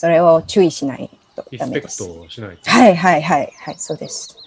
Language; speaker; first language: Japanese; non-native, learner; English